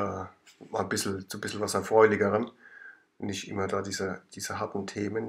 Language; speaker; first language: German; native; German